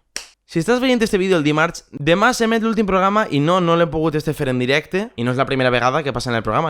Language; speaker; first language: Catalan; native; Catalan